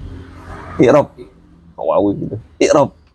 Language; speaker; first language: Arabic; non-native, fluent; Indonesian